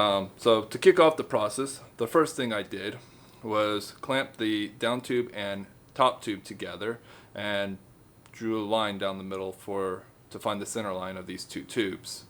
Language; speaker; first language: English; native; English